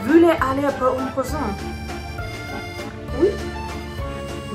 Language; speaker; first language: French; non-native, learner; English